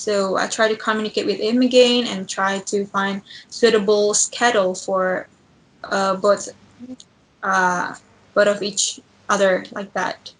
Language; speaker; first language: English; non-native, learner; Indonesian